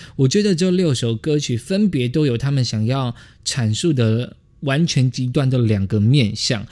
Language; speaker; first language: Chinese; native; Chinese